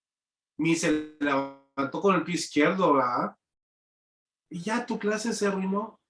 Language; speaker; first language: Spanish; native; Spanish